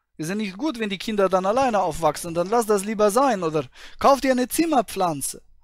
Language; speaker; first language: German; native; German